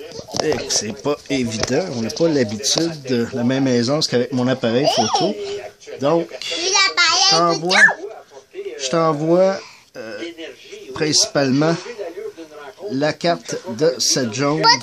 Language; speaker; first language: French; native; French